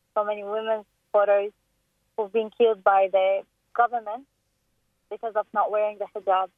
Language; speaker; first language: English; non-native, fluent; Persian